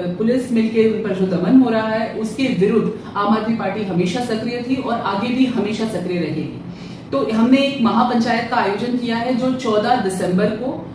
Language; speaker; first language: Hindi; non-native, local second language; Gujarati